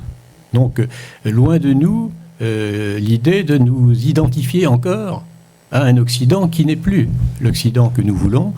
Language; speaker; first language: French; native; French